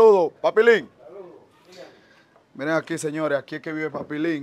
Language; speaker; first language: Spanish; native; Spanish